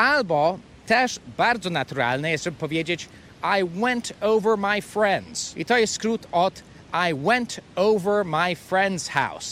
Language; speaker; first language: Polish; non-native, fluent; English